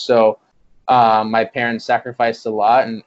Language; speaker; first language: English; native; English